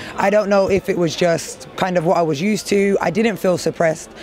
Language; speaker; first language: English; native; English